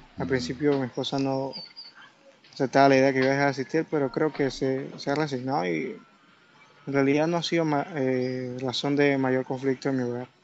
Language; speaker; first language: Spanish; native; Spanish